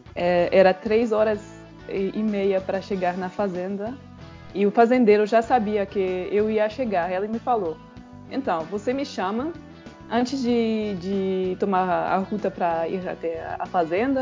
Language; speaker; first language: Portuguese; non-native, fluent; French